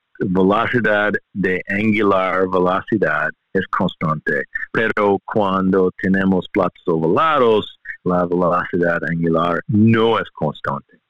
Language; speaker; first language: Spanish; non-native, learner; English